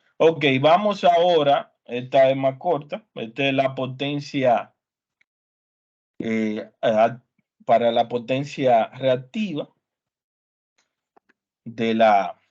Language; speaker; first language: Spanish; native; Spanish